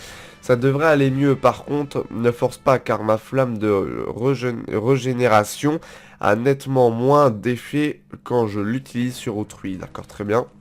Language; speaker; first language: French; native; French